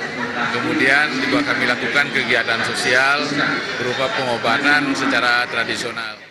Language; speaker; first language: Indonesian; non-native, local second language; Balinese